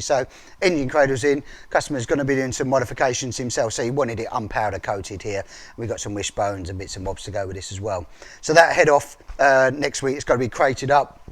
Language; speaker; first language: English; native; English